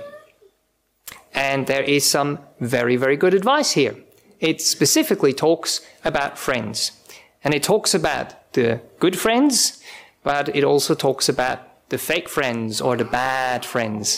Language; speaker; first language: English; non-native, fluent; German